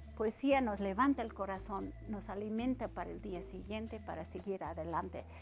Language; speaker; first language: Spanish; early bilingual, heritage; Spanish